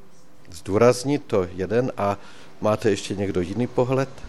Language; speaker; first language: Czech; native; Czech